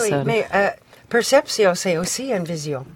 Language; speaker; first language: French; non-native, fluent; English